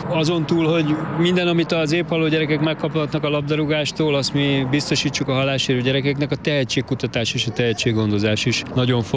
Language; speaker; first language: Hungarian; native; Hungarian